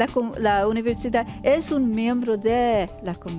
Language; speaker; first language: Spanish; early bilingual, heritage; Spanish